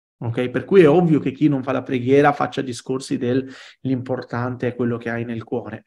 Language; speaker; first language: Italian; early bilingual, other home language; Arabic